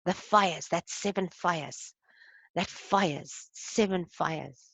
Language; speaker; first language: English; non-native, local second language; Afrikaans